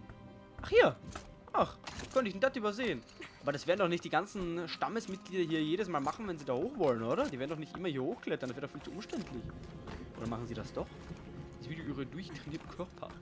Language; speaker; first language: German; native; German